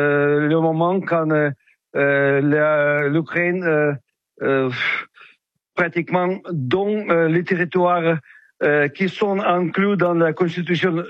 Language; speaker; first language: French; non-native, fluent; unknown